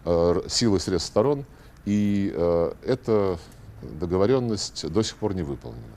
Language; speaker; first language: Russian; native; Russian